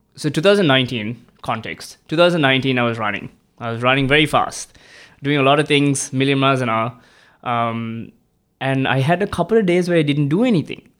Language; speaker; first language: English; non-native, local second language; Tamil